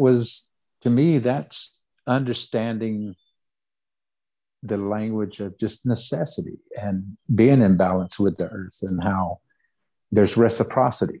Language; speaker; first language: English; early bilingual, other home language; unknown